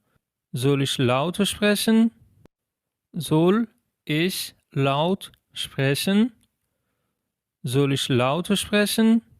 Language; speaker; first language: German; non-native, fluent; Persian